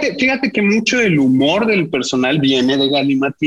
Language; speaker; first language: Spanish; native; Spanish